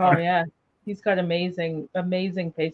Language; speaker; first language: English; native; English